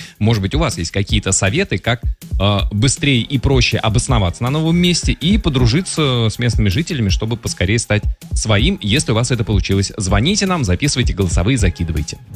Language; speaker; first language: Russian; native; Russian